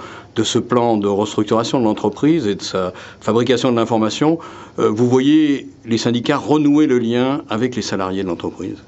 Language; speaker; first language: French; native; French